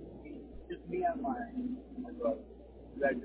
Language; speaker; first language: English; non-native, fluent; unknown